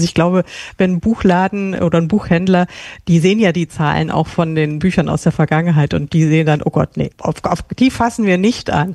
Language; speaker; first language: German; native; German